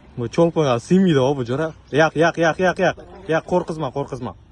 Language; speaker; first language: Uzbek; native; Uzbek